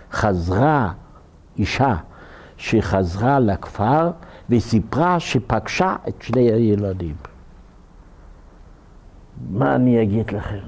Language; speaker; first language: Hebrew; non-native, fluent; Ukrainian